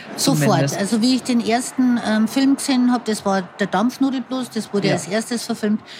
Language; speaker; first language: German; native; German